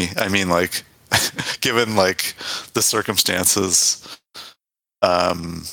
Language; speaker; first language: English; native; English